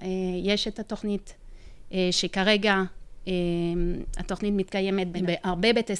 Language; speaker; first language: Hebrew; non-native, fluent; French